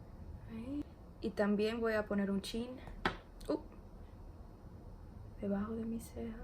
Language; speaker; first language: Spanish; early bilingual, heritage; English